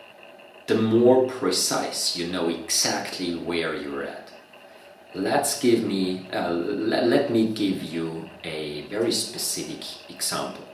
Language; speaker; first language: English; non-native, fluent; German